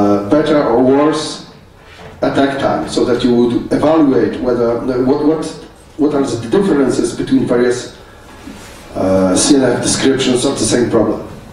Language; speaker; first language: English; non-native, fluent; Polish